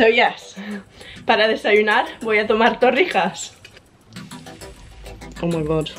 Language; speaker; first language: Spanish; early bilingual, heritage; English